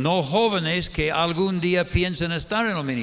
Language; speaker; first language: Spanish; non-native, fluent; English